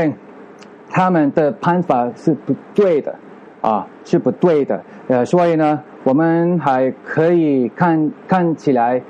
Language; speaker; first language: Chinese; non-native, fluent; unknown